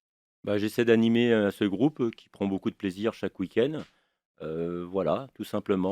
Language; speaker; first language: French; native; French